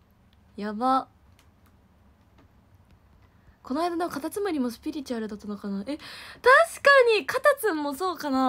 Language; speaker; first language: Japanese; native; Japanese